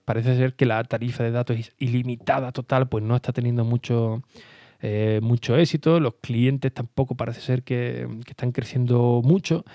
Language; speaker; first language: Spanish; native; Spanish